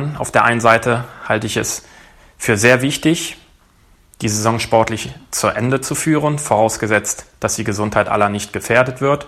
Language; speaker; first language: German; native; German